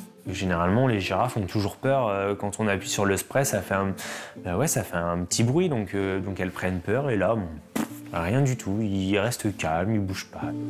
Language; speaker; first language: French; native; French